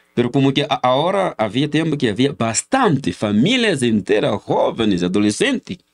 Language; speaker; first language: Spanish; non-native, learner; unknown